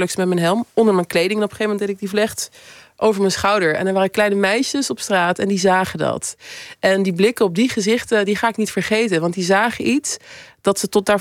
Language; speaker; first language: Dutch; native; Dutch